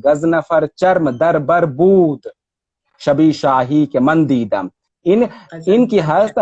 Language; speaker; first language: Persian; non-native, learner; Hindi